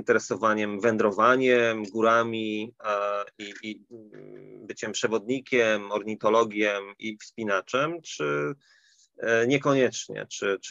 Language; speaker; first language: Polish; native; Polish